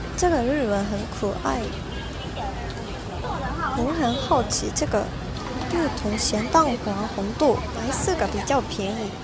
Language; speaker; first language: Chinese; non-native, learner; Japanese